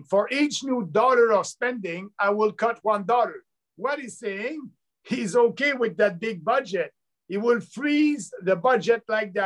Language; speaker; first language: English; non-native, local second language; French